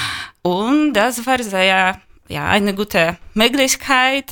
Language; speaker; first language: German; non-native, learner; Polish